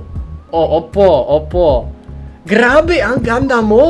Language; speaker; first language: Filipino; non-native, learner; English